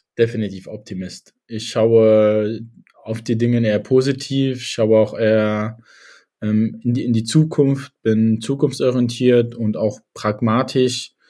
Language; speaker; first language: German; early bilingual, other home language; Kurdish